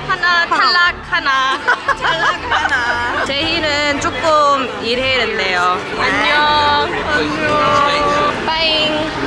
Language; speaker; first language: Korean; early bilingual, heritage; English